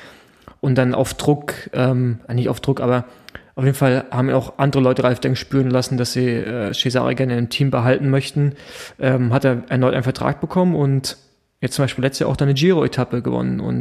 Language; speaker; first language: German; native; German